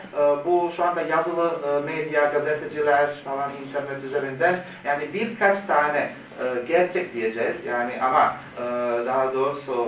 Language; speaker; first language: Turkish; non-native, fluent; Bosnian